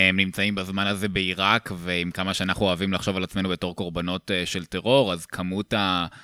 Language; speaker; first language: Hebrew; native; Hebrew